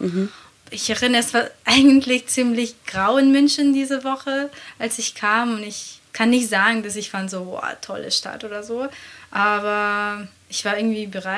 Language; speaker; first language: German; non-native, fluent; Latvian